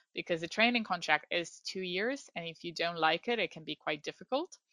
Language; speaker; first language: English; non-native, fluent; Romanian